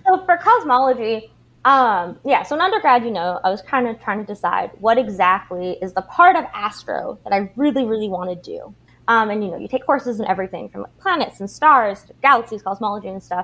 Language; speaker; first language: English; native; English